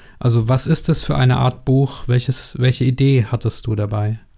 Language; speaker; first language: German; native; German